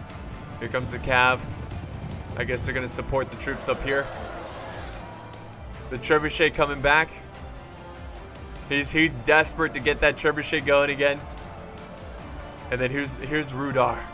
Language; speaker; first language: English; native; English